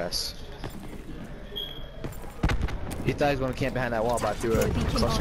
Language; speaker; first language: English; native; English